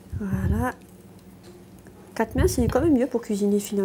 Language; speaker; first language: French; native; French